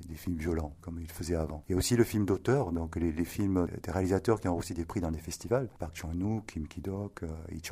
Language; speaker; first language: French; native; French